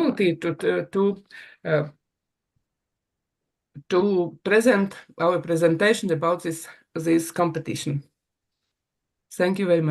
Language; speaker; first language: English; non-native, learner; Latvian